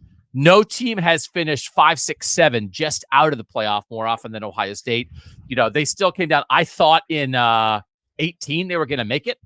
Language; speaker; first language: English; native; English